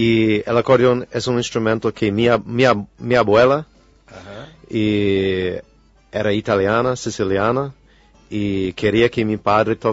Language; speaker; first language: Spanish; non-native, fluent; English